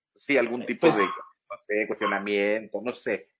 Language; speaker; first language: Spanish; native; Spanish